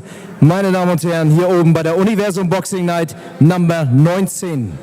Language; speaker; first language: German; native; German